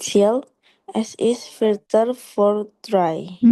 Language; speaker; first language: German; non-native, learner; Indonesian